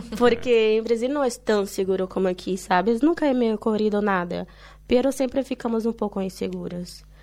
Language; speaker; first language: Spanish; non-native, learner; Portuguese